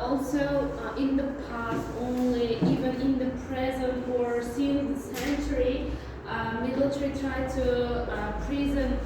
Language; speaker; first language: English; non-native, learner; Uzbek